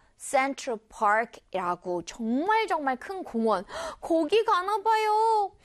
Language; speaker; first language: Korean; native; Korean